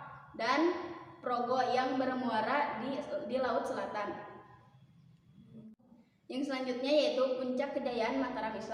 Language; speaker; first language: Indonesian; native; Indonesian